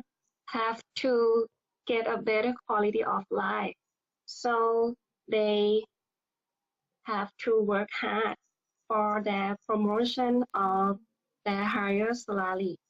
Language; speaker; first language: English; non-native, learner; Thai